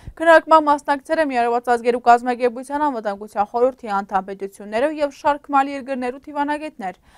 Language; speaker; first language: Armenian; early bilingual, heritage; Armenian